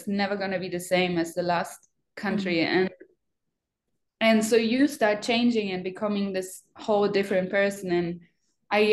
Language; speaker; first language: English; non-native, fluent; German